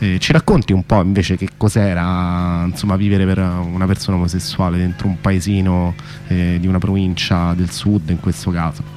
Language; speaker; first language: Italian; native; Italian